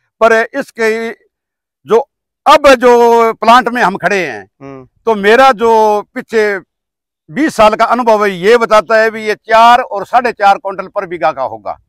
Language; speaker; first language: Hindi; native; Hindi